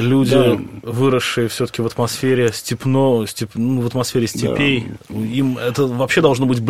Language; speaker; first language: Russian; native; Russian